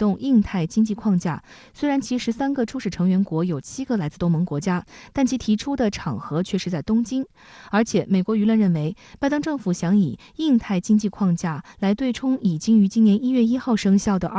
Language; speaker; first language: Chinese; native; Chinese